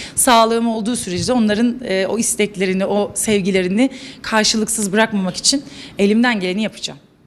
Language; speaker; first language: Turkish; native; Turkish